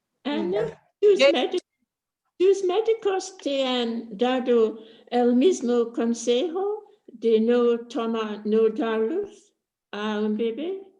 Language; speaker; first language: Spanish; non-native, fluent; English